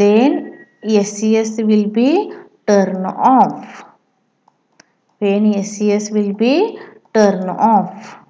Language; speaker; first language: English; non-native, local second language; Marathi